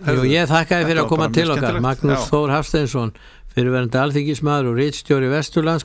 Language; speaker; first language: Icelandic; native; Icelandic